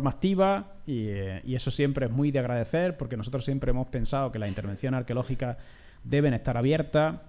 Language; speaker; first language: Spanish; native; Spanish